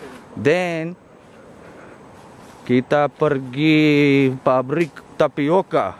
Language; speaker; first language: Indonesian; non-native, learner; English